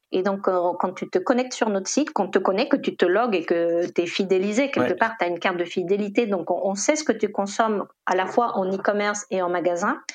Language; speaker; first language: French; non-native, fluent; Spanish